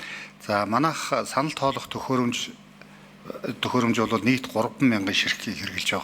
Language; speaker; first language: Mongolian; native; Mongolian